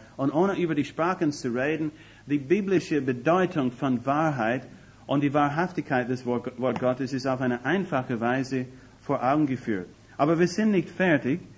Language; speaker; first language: German; non-native, fluent; English